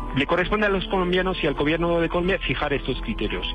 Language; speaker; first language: Spanish; non-native, fluent; French